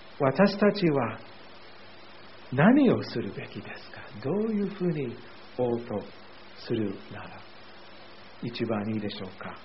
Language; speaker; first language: Japanese; non-native, fluent; English